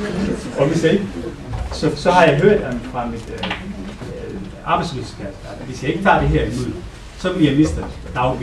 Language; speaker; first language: Danish; non-native, fluent; Somali